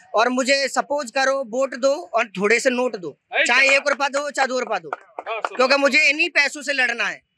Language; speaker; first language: Hindi; native; Hindi